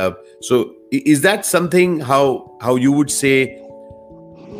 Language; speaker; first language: English; non-native, local second language; Hindi